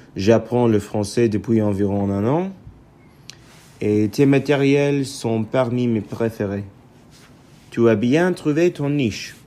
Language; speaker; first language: French; non-native, learner; English